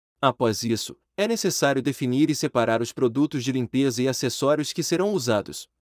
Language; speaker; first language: Portuguese; native; Portuguese